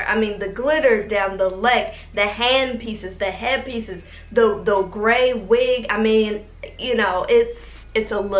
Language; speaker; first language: English; native; English